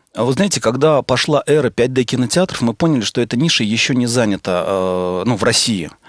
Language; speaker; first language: Russian; native; Russian